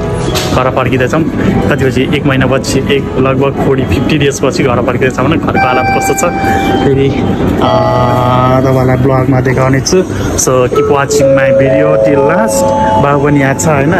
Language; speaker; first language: Nepali; native; Nepali